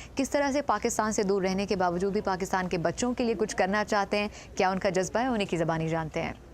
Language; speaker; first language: Urdu; native; Urdu